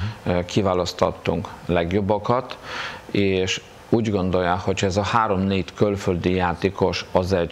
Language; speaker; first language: Hungarian; non-native, fluent; Polish